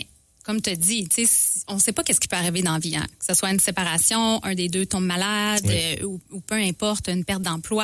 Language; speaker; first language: French; native; French